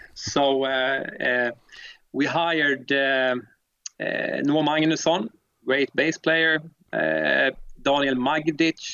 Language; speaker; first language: English; non-native, fluent; Swedish